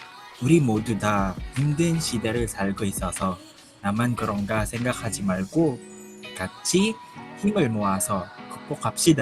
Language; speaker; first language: Korean; non-native, learner; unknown